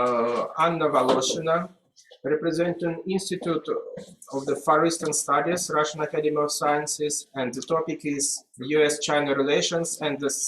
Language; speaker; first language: English; non-native, fluent; Russian